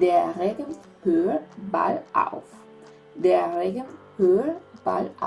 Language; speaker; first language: German; non-native, fluent; Spanish